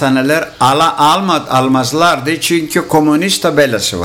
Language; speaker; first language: Turkish; non-native, local second language; Greek